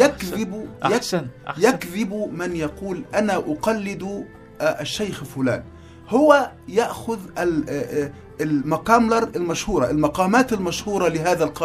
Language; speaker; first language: Arabic; native; Arabic